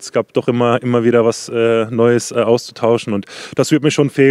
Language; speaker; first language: German; native; German